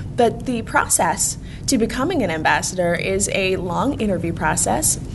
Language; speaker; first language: English; native; English